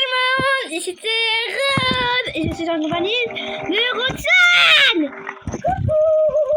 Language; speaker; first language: French; native; French